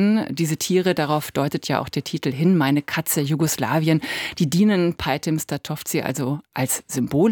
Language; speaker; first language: German; native; German